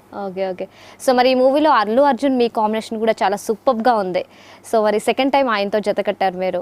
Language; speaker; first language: Telugu; native; Telugu